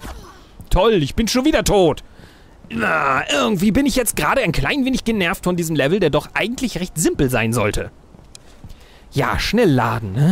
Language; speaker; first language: German; native; German